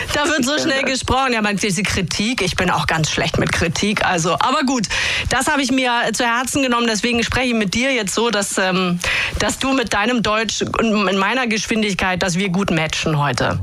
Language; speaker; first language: German; native; German